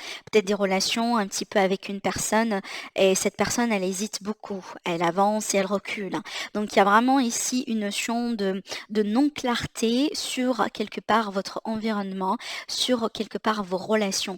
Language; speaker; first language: French; native; French